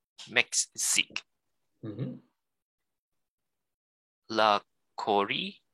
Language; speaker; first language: French; non-native, learner; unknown